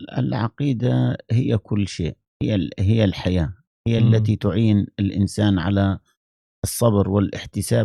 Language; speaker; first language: Arabic; native; Arabic